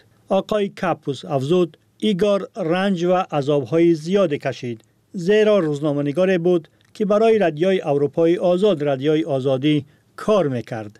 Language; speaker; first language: Persian; native; Persian